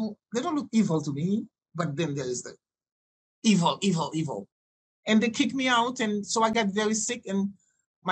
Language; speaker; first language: English; non-native, fluent; French